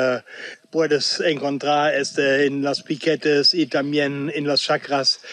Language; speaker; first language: Spanish; non-native, local second language; German